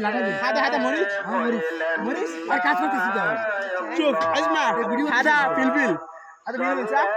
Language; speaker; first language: Arabic; non-native, learner; Bangla